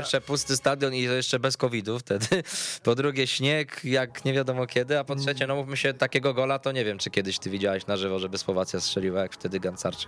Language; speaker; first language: Polish; native; Polish